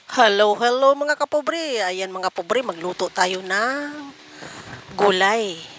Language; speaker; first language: Filipino; non-native, local second language; Cebuano